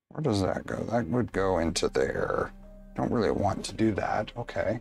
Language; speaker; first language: English; native; English